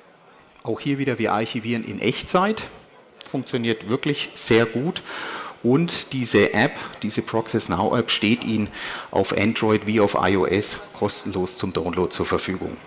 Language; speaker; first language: German; native; German